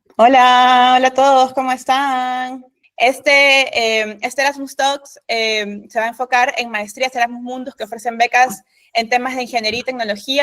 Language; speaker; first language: Spanish; native; Spanish